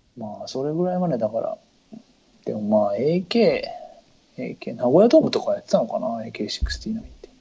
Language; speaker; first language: Japanese; native; Japanese